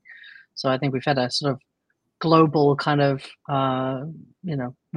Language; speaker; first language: English; native; English